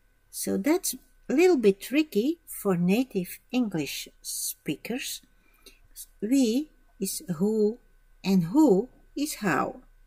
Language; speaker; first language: English; non-native, fluent; Dutch